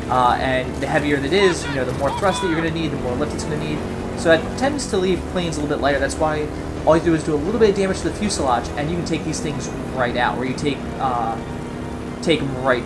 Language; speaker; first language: English; native; English